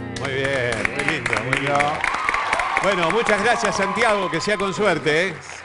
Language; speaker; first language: Spanish; native; Spanish